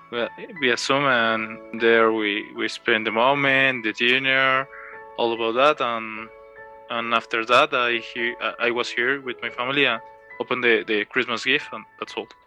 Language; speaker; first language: English; non-native, learner; Spanish